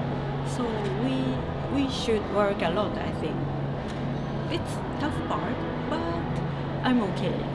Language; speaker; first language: English; non-native, learner; Japanese